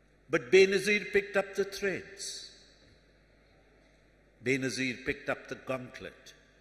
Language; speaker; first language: English; non-native, local second language; Urdu